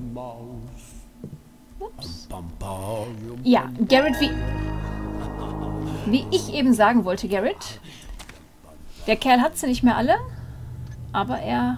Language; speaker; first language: German; native; German